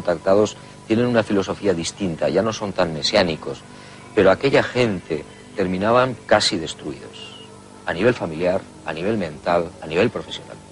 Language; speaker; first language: Spanish; native; Spanish